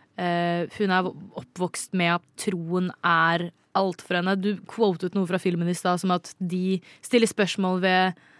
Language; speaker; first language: Norwegian; native; Norwegian